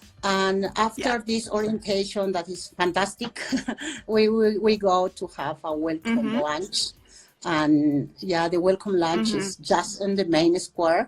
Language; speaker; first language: English; non-native, fluent; Spanish